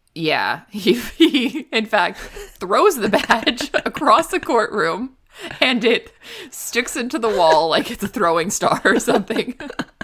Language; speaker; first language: English; native; English